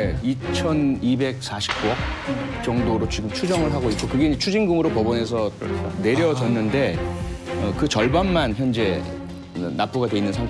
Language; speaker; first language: Korean; native; Korean